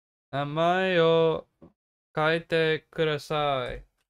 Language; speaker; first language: Japanese; non-native, learner; English